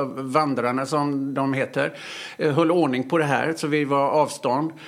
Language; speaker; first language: Swedish; native; Swedish